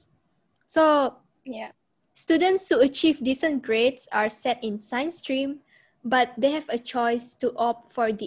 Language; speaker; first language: English; non-native, local second language; Malay